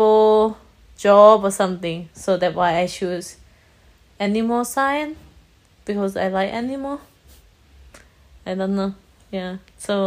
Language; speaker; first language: English; non-native, learner; Thai